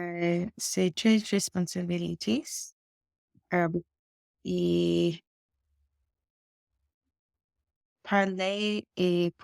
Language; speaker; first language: French; non-native, learner; English